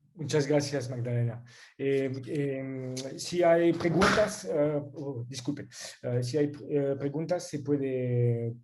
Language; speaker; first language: Spanish; non-native, fluent; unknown